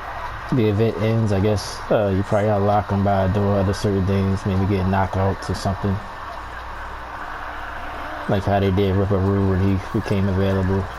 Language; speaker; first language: English; native; English